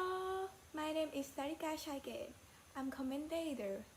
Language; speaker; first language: English; non-native, learner; Thai